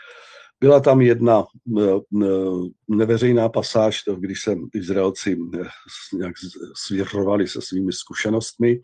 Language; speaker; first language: Czech; native; Czech